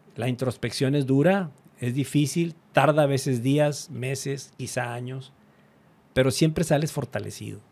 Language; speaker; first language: Spanish; native; Spanish